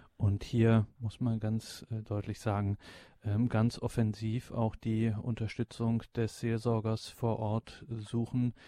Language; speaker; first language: German; native; German